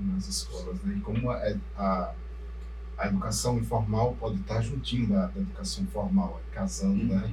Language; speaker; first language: Portuguese; native; Portuguese